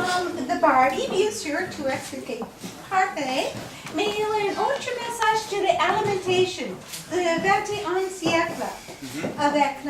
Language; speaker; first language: French; non-native, learner; English